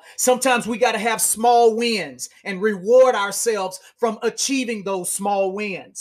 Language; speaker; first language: English; native; English